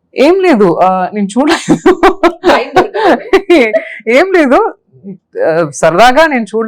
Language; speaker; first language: Telugu; non-native, learner; Tamil